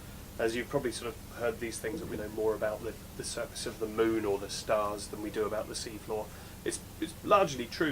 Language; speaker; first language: English; native; English